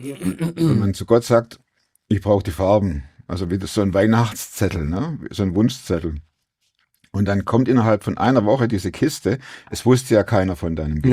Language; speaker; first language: German; native; German